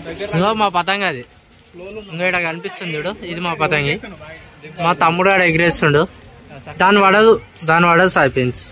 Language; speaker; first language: Telugu; native; Telugu